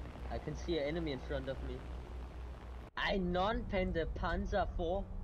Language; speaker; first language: English; non-native, fluent; German